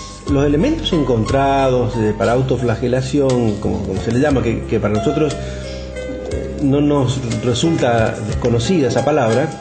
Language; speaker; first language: Spanish; native; Spanish